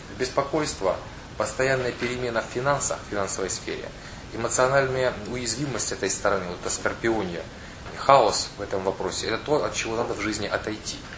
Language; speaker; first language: Russian; non-native, local second language; Ukrainian